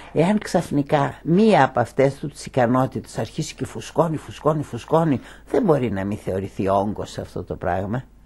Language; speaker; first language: Greek; native; Greek